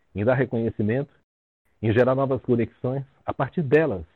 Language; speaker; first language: Portuguese; native; Portuguese